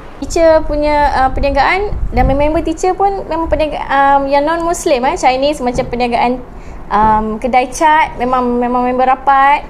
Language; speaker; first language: Malay; native; Malay